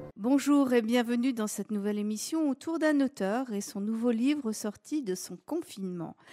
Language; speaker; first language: French; native; French